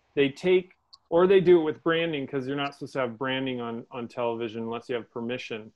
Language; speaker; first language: English; native; English